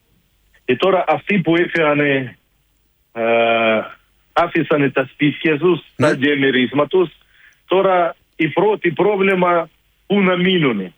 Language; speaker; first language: Greek; non-native, learner; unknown